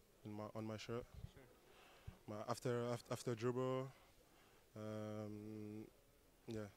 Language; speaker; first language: English; non-native, learner; French